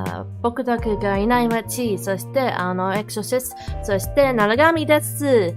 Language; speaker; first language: Japanese; non-native, learner; English